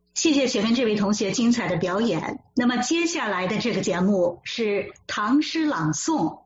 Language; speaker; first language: Chinese; native; Chinese